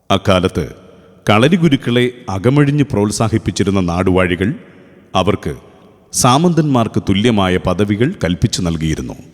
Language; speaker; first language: Malayalam; native; Malayalam